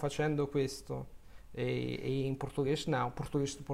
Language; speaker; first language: Portuguese; non-native, learner; Italian